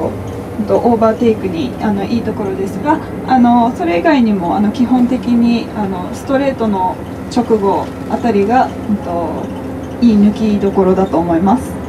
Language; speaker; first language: Japanese; non-native, fluent; French